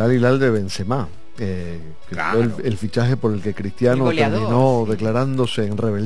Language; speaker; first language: Spanish; native; Spanish